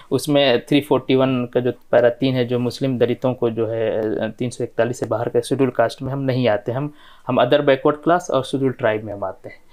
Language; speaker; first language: Hindi; non-native, local second language; Bhojpuri